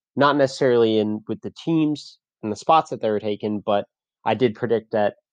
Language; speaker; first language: English; native; English